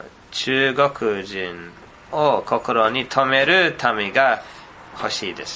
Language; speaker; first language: Japanese; non-native, fluent; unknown